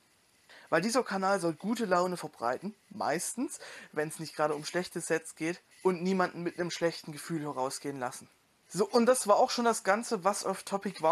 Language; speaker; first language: German; native; German